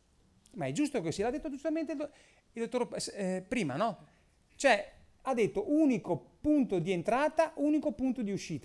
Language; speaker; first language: Italian; native; Italian